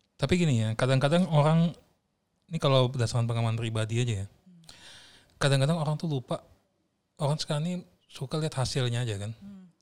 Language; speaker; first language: Indonesian; native; Indonesian